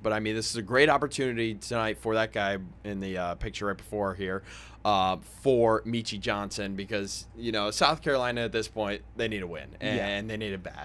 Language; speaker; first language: English; native; English